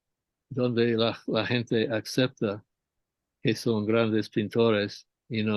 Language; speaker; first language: Spanish; non-native, fluent; English